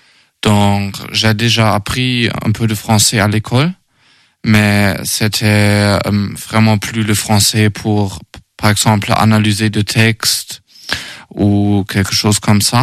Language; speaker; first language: French; non-native, learner; German